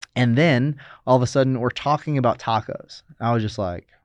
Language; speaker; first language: English; native; English